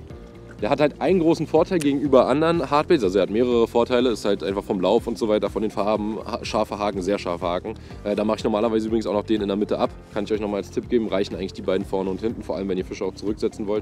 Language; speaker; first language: German; native; German